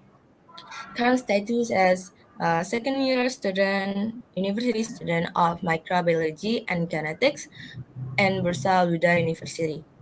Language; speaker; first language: English; non-native, learner; Indonesian